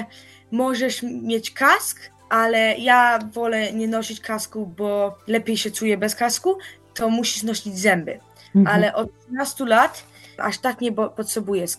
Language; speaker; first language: Polish; early bilingual, heritage; Polish